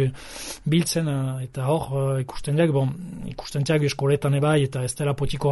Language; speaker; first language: Basque; native; Basque